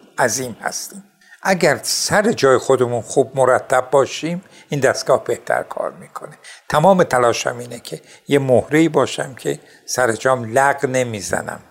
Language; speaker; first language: Persian; non-native, local second language; Azerbaijani